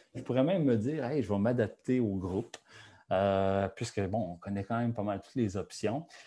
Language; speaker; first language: French; native; French